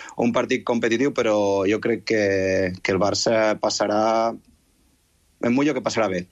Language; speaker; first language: Catalan; native; Catalan